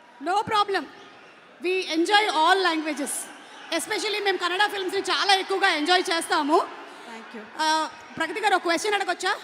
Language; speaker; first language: Telugu; native; Telugu